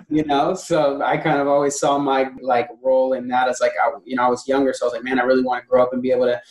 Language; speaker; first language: English; native; English